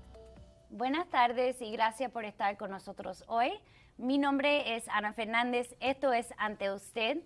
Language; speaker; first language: Spanish; early bilingual, heritage; Spanish